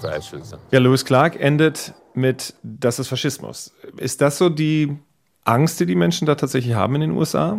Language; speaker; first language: German; native; German